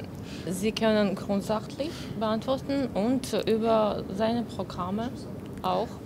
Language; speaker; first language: German; non-native, learner; Russian